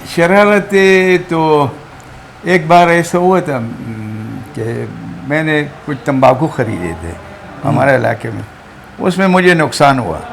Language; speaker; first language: Urdu; non-native, local second language; Pashto